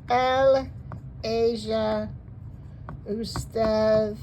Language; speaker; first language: Spanish; non-native, fluent; English